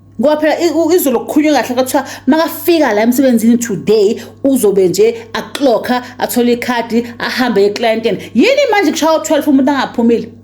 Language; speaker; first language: Zulu; native; Zulu